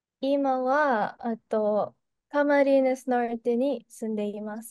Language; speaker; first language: Japanese; non-native, learner; Filipino